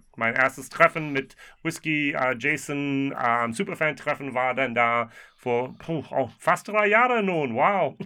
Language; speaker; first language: German; non-native, fluent; English